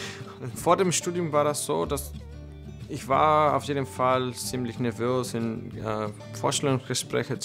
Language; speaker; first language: German; non-native, fluent; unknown